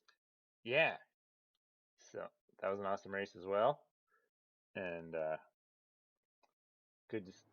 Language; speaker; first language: English; native; English